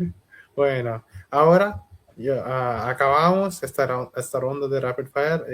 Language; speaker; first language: Spanish; non-native, learner; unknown